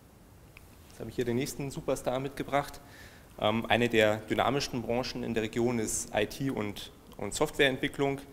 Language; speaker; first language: German; native; German